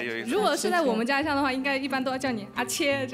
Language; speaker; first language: Chinese; native; Chinese